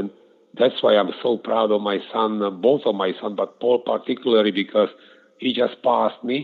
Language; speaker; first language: English; non-native, fluent; Slovak